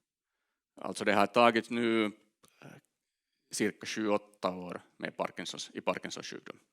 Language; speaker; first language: Swedish; non-native, local second language; Finnish